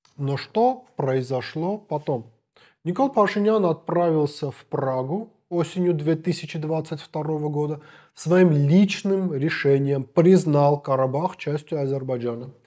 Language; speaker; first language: Russian; non-native, local second language; Armenian